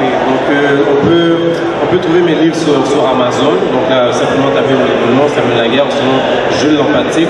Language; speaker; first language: French; native; French